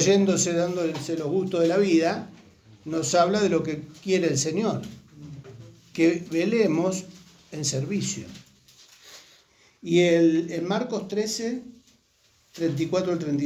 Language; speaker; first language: Spanish; native; Spanish